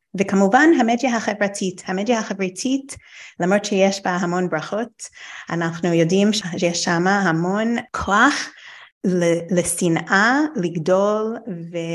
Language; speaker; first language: Hebrew; non-native, fluent; English